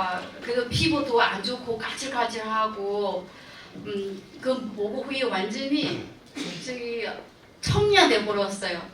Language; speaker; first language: Korean; non-native, learner; Chinese